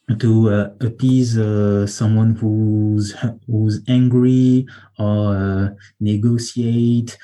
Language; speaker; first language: English; non-native, learner; French